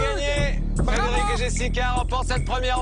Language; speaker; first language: French; native; French